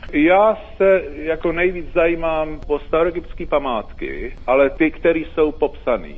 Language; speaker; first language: Czech; native; Czech